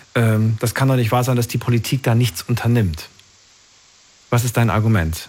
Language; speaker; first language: German; native; German